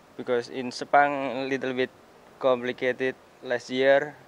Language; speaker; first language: English; non-native, learner; Indonesian